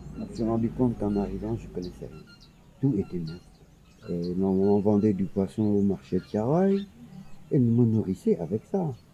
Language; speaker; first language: French; non-native, local second language; Wolof